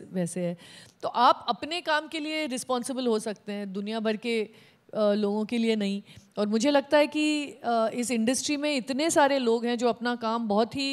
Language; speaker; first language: Hindi; non-native, local second language; Telugu